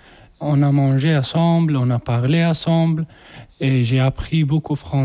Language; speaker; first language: French; non-native, learner; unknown